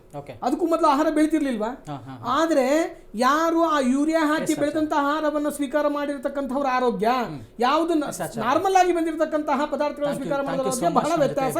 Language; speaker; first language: Kannada; native; Kannada